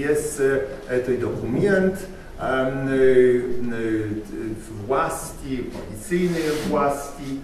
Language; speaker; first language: Russian; non-native, learner; Polish